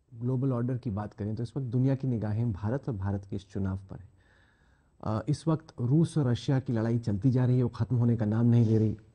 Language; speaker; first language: Hindi; native; Hindi